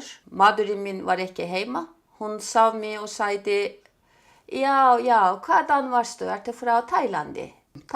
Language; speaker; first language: Icelandic; non-native, fluent; Turkish